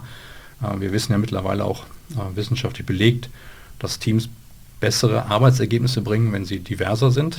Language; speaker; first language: German; native; German